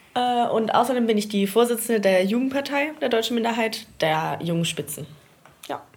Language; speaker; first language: German; early bilingual, heritage; Danish